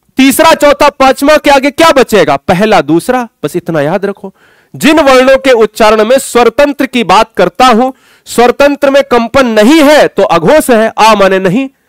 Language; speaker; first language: Hindi; native; Hindi